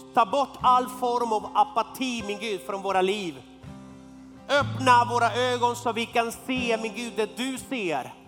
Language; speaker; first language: Swedish; non-native, fluent; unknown